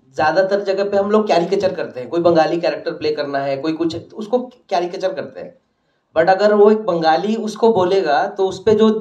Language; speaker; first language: Hindi; non-native, local second language; Odia